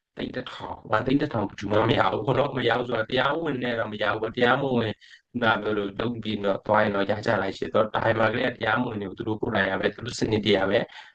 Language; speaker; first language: Burmese; native; Burmese